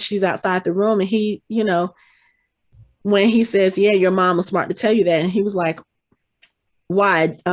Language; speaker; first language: English; native; English